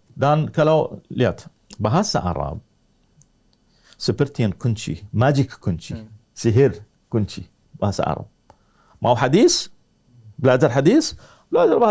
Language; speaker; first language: Indonesian; non-native, learner; Arabic